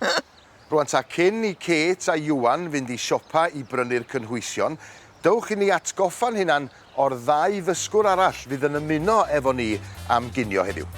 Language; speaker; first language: Welsh; native; Welsh